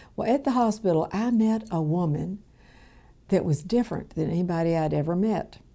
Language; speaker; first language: English; native; English